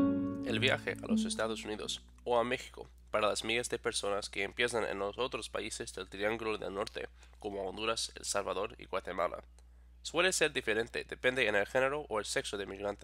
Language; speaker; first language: Spanish; non-native, fluent; English